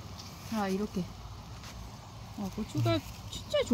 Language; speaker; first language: Korean; non-native, learner; Vietnamese